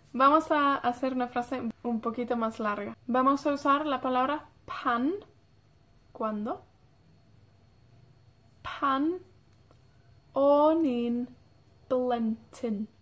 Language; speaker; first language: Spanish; non-native, fluent; Welsh